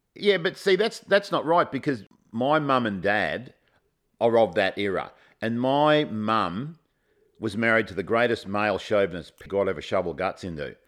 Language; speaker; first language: English; native; English